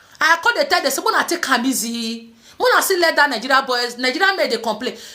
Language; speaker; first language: Nigerian Pidgin; native; Nigerian Pidgin